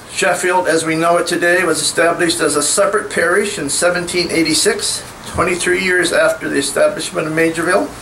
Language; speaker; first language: English; native; English